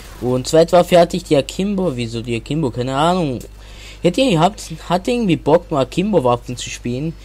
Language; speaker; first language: German; native; German